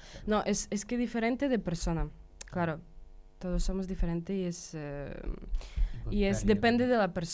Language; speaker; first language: Spanish; non-native, fluent; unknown